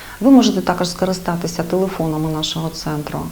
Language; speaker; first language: Ukrainian; native; Ukrainian